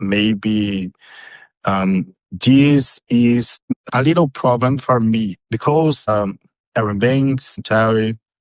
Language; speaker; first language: English; non-native, learner; Portuguese